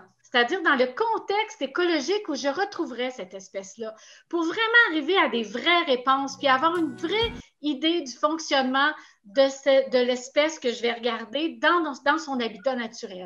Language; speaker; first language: French; native; French